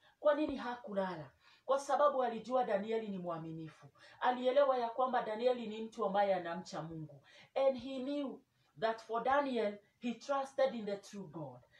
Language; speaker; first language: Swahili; non-native, local second language; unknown